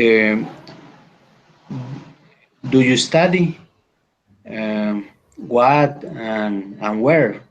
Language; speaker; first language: English; non-native, learner; Spanish